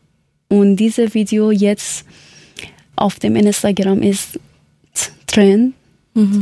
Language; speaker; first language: German; non-native, learner; Persian